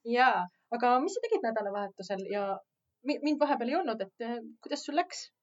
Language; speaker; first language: Estonian; native; Estonian